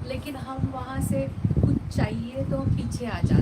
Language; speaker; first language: Hindi; native; Hindi